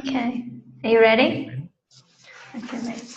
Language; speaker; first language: English; non-native, fluent; Vietnamese